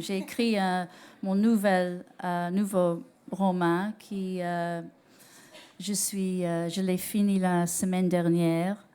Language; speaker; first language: French; non-native, learner; English